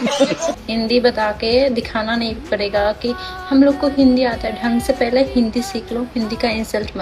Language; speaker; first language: Hindi; non-native, local second language; Bangla